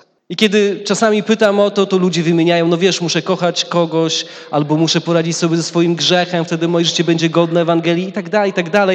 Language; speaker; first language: Polish; native; Polish